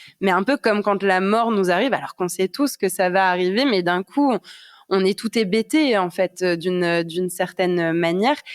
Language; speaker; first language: French; native; French